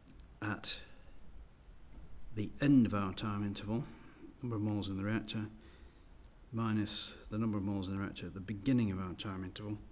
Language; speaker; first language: English; native; English